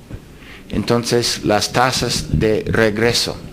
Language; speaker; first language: Spanish; non-native, fluent; English